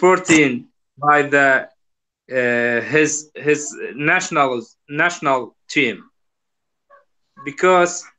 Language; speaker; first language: English; non-native, learner; Kurdish